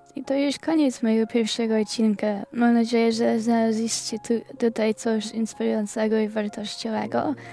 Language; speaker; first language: Polish; non-native, learner; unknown